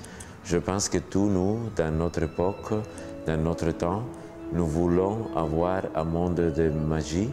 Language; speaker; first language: French; non-native, fluent; Spanish